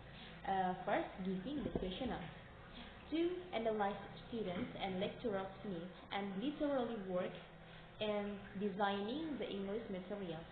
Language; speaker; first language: English; non-native, learner; Indonesian